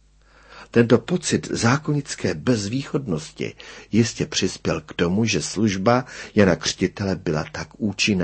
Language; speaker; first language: Czech; native; Czech